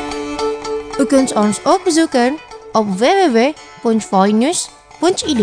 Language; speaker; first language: Dutch; non-native, fluent; Indonesian